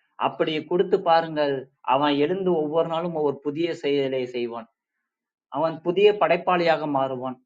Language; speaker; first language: Tamil; non-native, local second language; Urdu